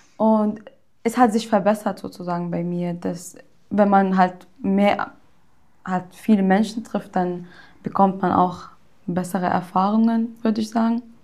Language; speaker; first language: German; early bilingual, other home language; Arabic